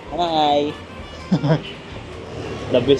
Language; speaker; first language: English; non-native, local second language; Filipino